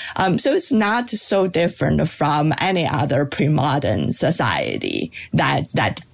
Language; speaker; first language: English; non-native, fluent; Chinese